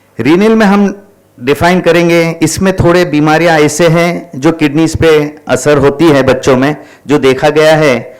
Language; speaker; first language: Hindi; non-native, local second language; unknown